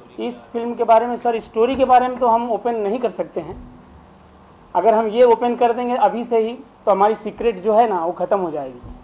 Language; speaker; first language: Hindi; native; Hindi